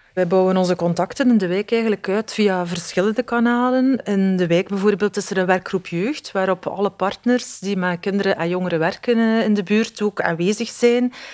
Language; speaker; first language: Dutch; native; Dutch